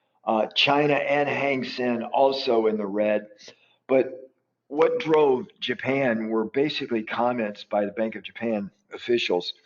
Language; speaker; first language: English; native; English